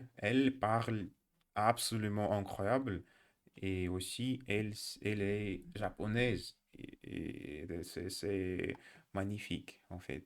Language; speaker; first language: French; non-native, learner; Russian